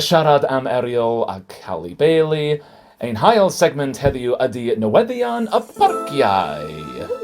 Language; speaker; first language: Welsh; non-native, learner; English